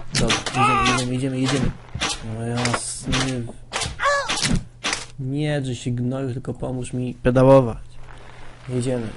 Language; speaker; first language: Polish; native; Polish